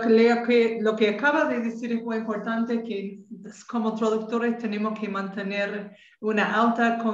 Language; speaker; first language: Spanish; non-native, fluent; English